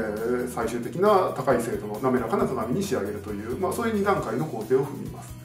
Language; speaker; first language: Japanese; native; Japanese